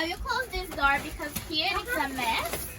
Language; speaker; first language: English; non-native, learner; Portuguese